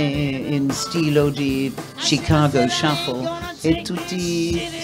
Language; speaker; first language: Italian; non-native, learner; English